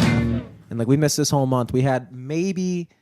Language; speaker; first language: English; native; English